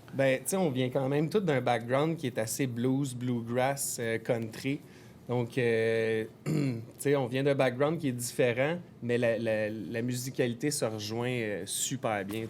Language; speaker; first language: French; native; French